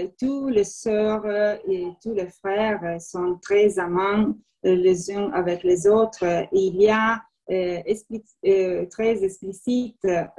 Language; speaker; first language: French; non-native, learner; Italian